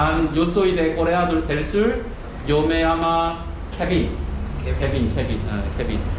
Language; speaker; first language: Spanish; non-native, learner; Korean